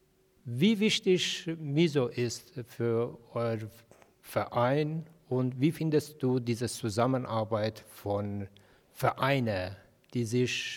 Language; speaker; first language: German; non-native, fluent; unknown